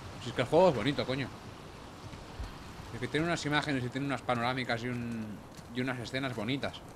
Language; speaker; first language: Spanish; native; Spanish